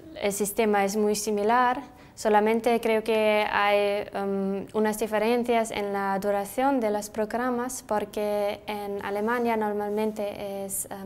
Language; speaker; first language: Spanish; non-native, fluent; German